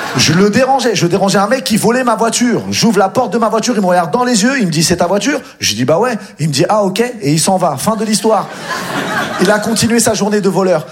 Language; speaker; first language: French; native; French